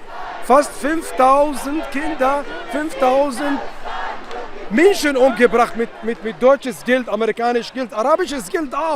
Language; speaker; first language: German; non-native, fluent; Arabic